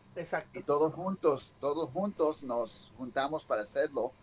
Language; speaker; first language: Spanish; early bilingual, heritage; Spanish